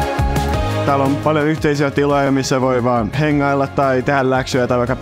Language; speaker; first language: Finnish; native; Finnish